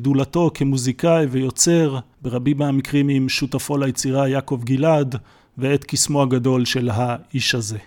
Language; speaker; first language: Hebrew; native; Hebrew